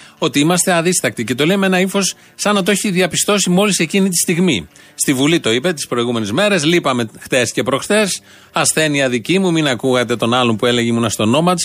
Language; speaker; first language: Greek; native; Greek